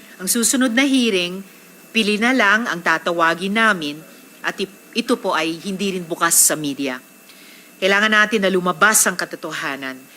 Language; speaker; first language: Filipino; native; Filipino